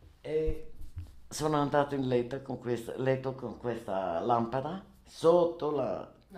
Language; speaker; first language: Italian; non-native, learner; German